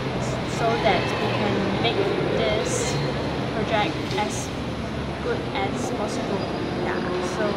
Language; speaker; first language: English; non-native, local second language; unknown